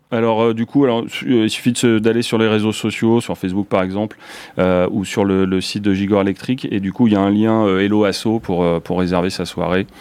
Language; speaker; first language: French; native; French